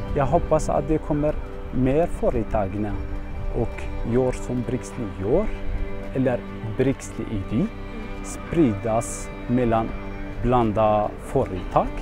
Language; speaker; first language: Swedish; non-native, learner; Arabic